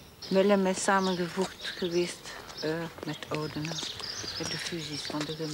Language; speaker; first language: Dutch; non-native, learner; French